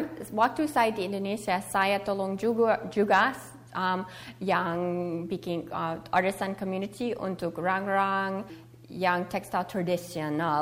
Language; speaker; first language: Indonesian; early bilingual, heritage; Indonesian